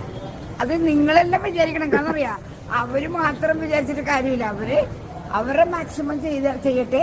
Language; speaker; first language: Malayalam; native; Malayalam